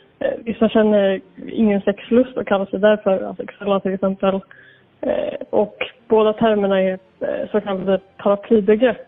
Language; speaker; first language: Swedish; native; Swedish